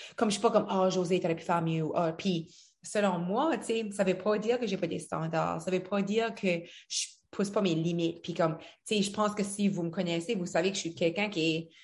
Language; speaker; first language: French; native; French